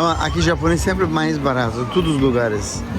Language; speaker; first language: Portuguese; non-native, learner; Turkish